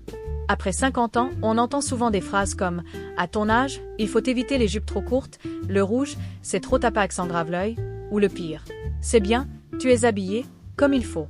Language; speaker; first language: French; native; French